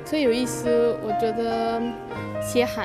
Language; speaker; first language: Chinese; non-native, learner; Spanish